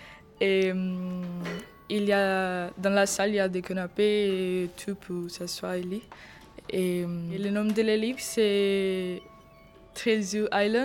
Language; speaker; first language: French; non-native, learner; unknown